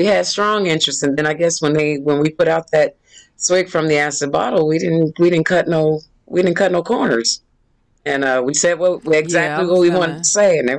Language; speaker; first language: English; native; English